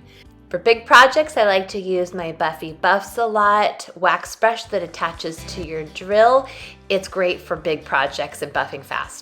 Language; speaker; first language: English; native; English